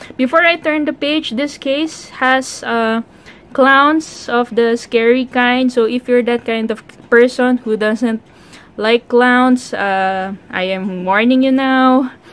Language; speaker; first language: English; non-native, local second language; Filipino